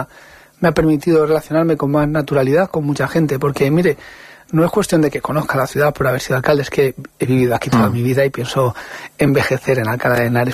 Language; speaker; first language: Spanish; native; Spanish